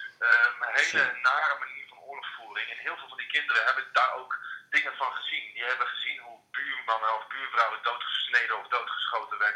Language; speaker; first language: Dutch; native; Dutch